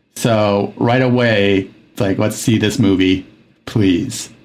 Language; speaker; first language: English; early bilingual, other home language; Spanish